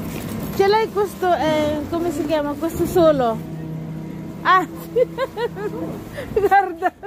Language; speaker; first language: Italian; non-native, learner; Filipino